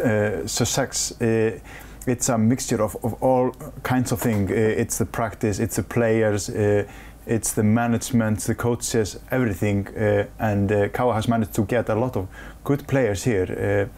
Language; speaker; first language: English; non-native, fluent; Icelandic